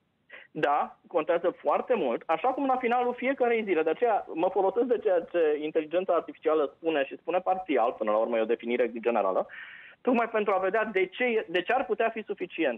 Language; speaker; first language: Romanian; native; Romanian